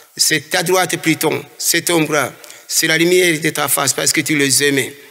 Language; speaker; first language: French; non-native, local second language; Kinyarwanda